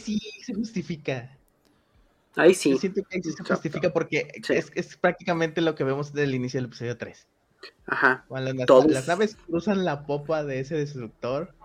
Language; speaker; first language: Spanish; native; Spanish